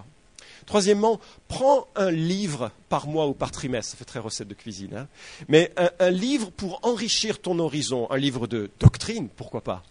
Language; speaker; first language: French; native; French